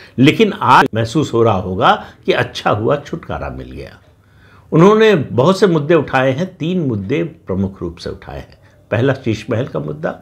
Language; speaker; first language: Hindi; native; Hindi